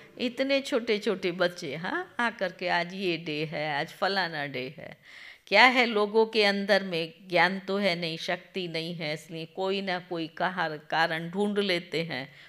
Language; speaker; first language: Hindi; non-native, local second language; Gujarati